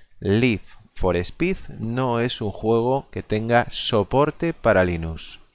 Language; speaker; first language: Spanish; non-native, local second language; Galician